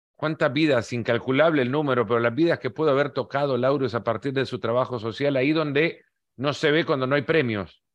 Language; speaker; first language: Spanish; native; Spanish